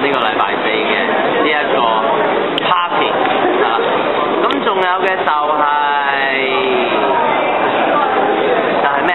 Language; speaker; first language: Cantonese; native; Cantonese